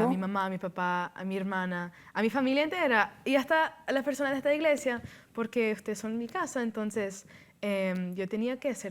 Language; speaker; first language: Spanish; early bilingual, heritage; Spanish